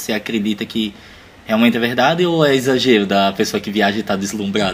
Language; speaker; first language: Portuguese; native; Portuguese